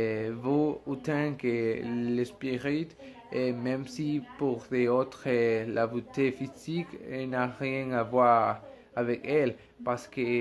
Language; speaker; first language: French; non-native, learner; Spanish